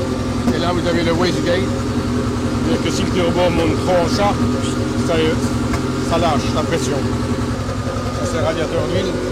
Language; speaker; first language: French; native; French